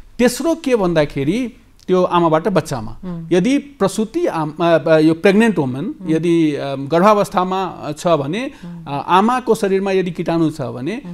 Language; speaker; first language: Nepali; non-native, local second language; Maithili